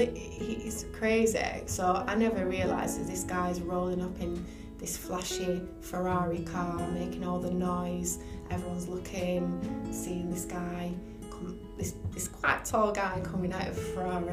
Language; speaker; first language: English; native; English